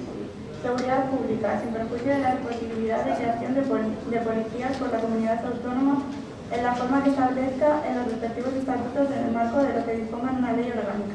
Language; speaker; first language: Spanish; native; Spanish